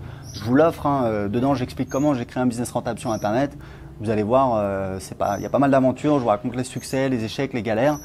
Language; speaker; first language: French; native; French